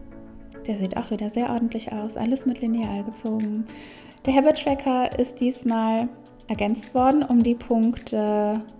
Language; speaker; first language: German; native; German